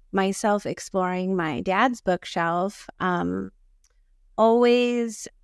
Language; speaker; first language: English; early bilingual, other home language; Filipino